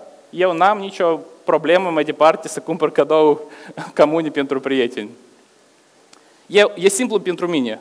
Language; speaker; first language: Romanian; non-native, local second language; Russian